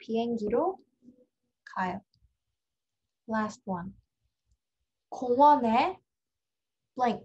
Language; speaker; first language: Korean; non-native, fluent; English